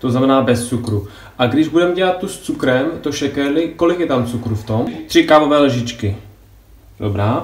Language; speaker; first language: Czech; native; Czech